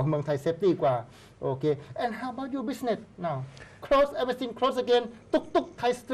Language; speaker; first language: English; non-native, learner; Thai